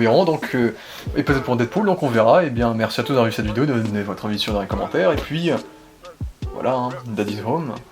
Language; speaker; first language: French; native; French